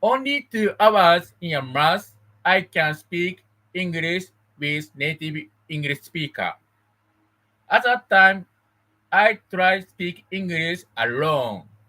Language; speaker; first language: English; non-native, learner; Japanese